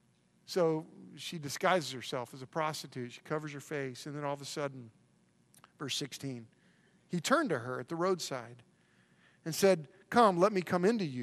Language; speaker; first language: English; native; English